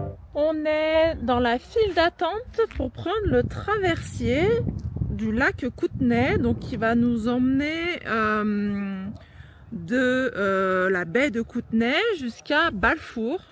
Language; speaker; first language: French; native; French